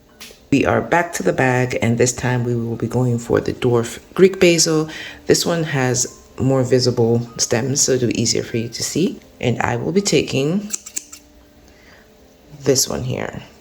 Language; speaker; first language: English; native; English